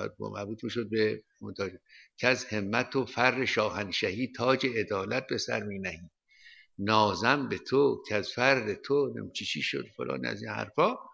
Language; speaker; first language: Persian; native; Persian